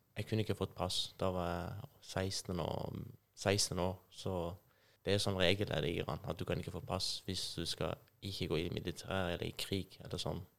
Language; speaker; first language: Norwegian; non-native, fluent; Persian